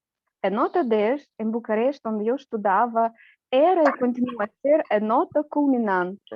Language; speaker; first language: Portuguese; non-native, fluent; Romanian